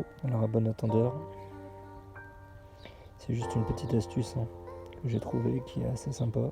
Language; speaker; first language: French; native; French